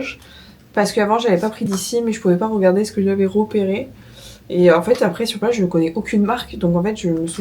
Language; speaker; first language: French; native; French